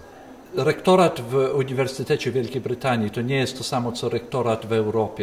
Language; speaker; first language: Polish; early bilingual, heritage; Polish